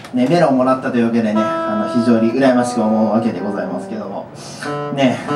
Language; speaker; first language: Japanese; native; Japanese